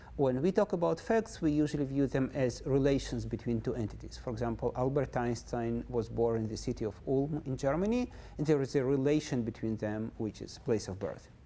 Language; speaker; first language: English; non-native, fluent; Russian